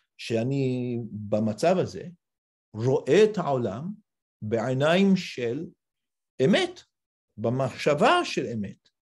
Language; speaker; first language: Hebrew; non-native, fluent; English